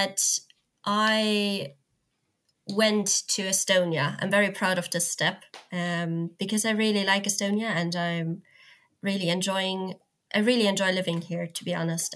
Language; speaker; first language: English; non-native, fluent; German